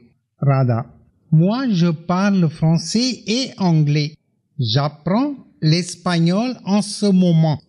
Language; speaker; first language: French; non-native, fluent; Tamil